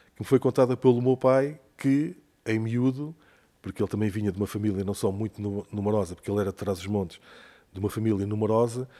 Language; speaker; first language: Portuguese; native; Portuguese